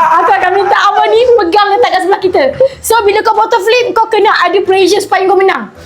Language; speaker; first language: Malay; native; Malay